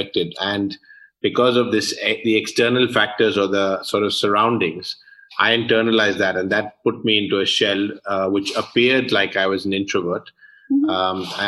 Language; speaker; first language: English; native; English